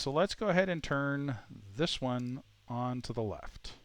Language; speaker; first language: English; native; English